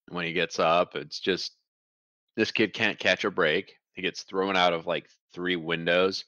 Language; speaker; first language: English; native; English